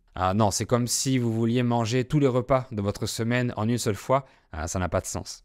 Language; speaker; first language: French; native; French